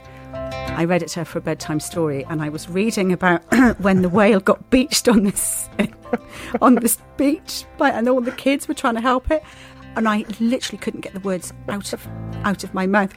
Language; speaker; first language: English; native; English